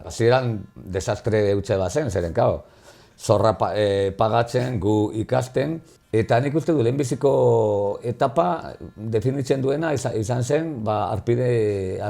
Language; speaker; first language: Basque; non-native, local second language; Spanish